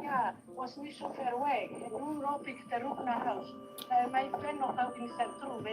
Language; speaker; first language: Dutch; non-native, learner; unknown